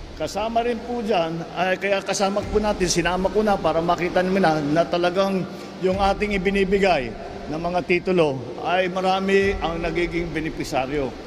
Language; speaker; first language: Filipino; native; Filipino